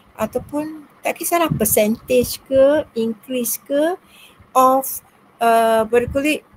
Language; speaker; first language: Malay; native; Malay